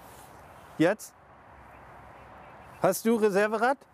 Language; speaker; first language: German; native; German